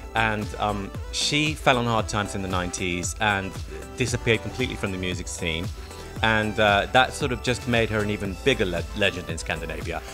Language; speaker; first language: English; non-native, fluent; Swedish